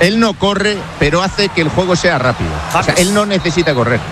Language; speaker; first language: Spanish; native; Spanish